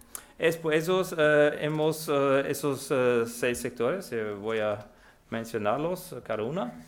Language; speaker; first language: Spanish; non-native, fluent; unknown